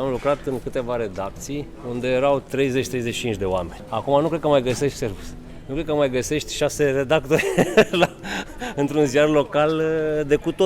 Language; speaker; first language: Romanian; native; Romanian